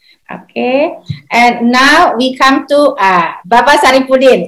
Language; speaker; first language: English; non-native, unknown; Indonesian